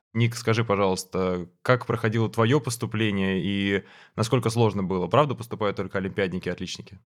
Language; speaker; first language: Russian; native; Russian